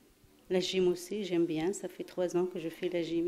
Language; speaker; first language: French; non-native, fluent; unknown